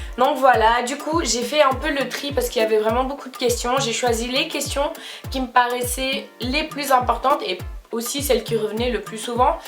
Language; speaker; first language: French; native; French